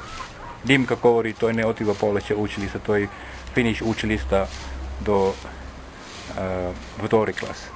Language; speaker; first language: Bulgarian; non-native, learner; Finnish